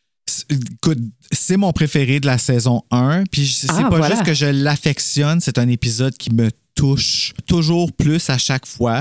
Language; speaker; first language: French; native; French